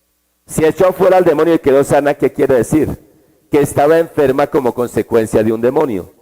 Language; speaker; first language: Spanish; native; Spanish